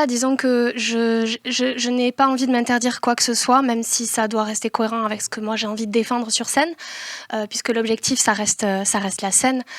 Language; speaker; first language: French; native; French